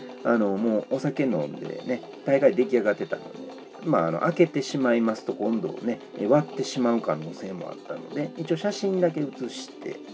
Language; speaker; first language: Japanese; native; Japanese